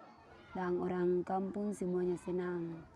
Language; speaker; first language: Indonesian; non-native, local second language; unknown